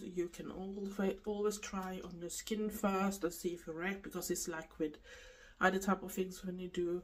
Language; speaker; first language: English; non-native, fluent; Swedish